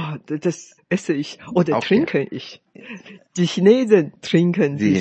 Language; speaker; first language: German; non-native, fluent; Chinese